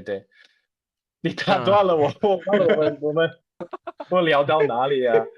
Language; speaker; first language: Chinese; non-native, fluent; English